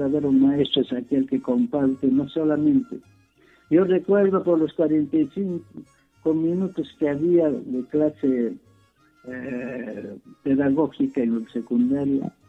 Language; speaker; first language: Spanish; native; Spanish